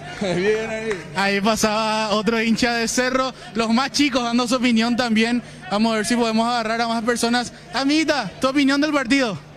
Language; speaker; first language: Spanish; native; Spanish